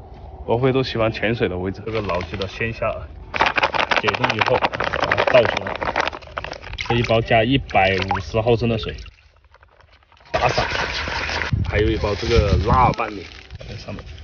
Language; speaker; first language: Chinese; native; Chinese